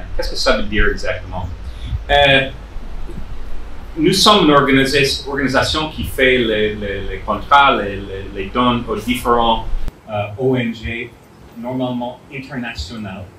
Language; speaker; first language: French; non-native, fluent; English